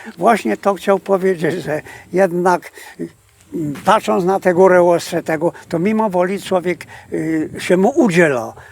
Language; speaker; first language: Polish; native; Polish